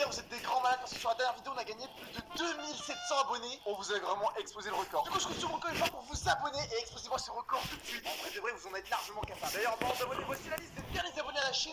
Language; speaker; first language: French; native; French